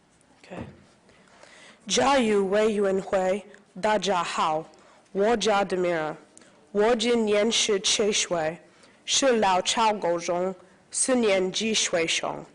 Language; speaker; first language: Chinese; non-native, learner; English